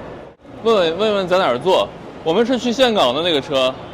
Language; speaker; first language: Chinese; native; Chinese